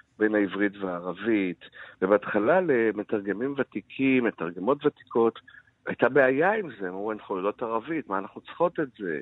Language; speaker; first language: Hebrew; early bilingual, other home language; Arabic